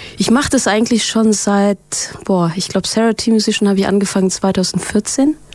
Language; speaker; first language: German; early bilingual, other home language; Mongolian